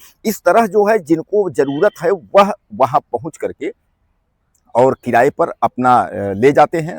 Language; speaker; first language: Hindi; native; Hindi